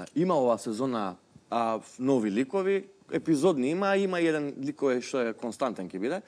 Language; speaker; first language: Macedonian; non-native, local second language; Albanian